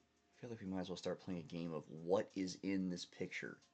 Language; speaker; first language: English; native; English